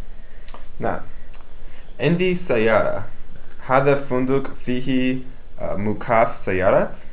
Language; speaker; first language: Arabic; non-native, learner; English